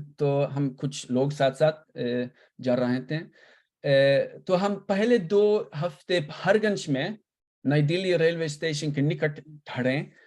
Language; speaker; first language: Hindi; non-native, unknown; Swedish